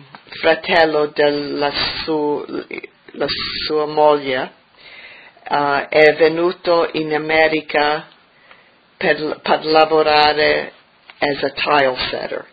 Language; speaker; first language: Italian; early bilingual, heritage; English